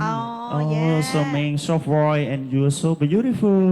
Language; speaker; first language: English; non-native, learner; Khmer